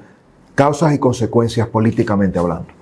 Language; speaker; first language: Spanish; native; Spanish